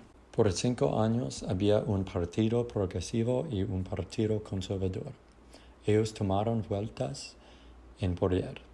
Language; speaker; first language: Spanish; non-native, learner; English